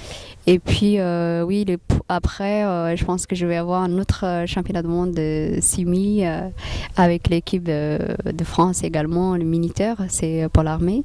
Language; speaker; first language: French; non-native, fluent; Tigrinya